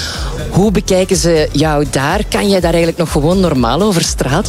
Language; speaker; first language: Dutch; native; Dutch